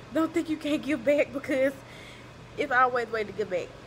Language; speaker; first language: English; native; English